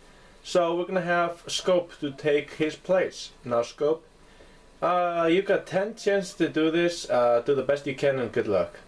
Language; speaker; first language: English; non-native, fluent; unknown